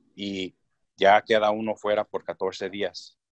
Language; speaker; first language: Spanish; early bilingual, heritage; Spanish